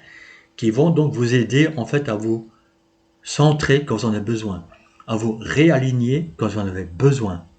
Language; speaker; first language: French; native; French